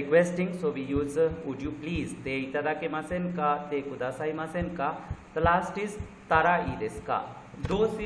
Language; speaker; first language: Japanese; non-native, fluent; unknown